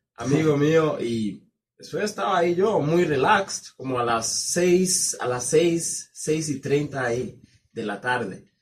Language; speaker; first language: Spanish; non-native, fluent; Swahili